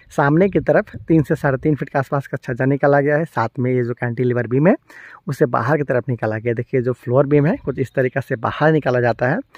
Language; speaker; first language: Hindi; native; Hindi